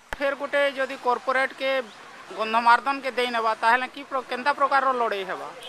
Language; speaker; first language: Odia; native; Odia